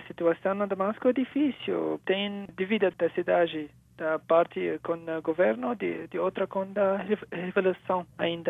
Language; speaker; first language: Portuguese; non-native, learner; Arabic